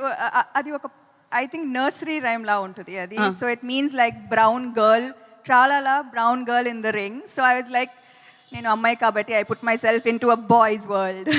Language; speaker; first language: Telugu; non-native, fluent; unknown